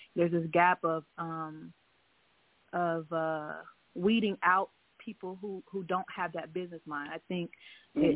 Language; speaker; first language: English; native; English